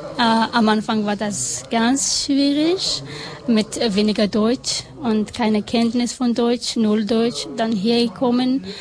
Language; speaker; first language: German; non-native, learner; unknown